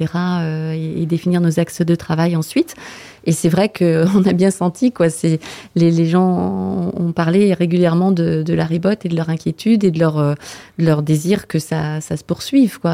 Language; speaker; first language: French; native; French